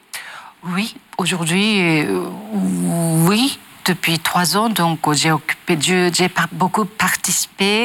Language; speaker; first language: French; non-native, learner; Japanese